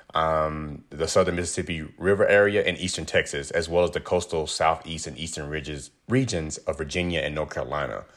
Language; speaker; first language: English; native; English